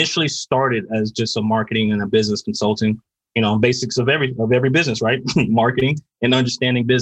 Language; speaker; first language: English; native; English